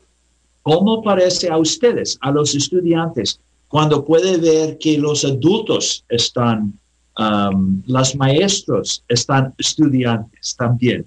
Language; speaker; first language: Spanish; non-native, learner; English